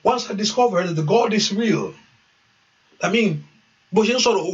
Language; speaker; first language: English; non-native, local second language; Yoruba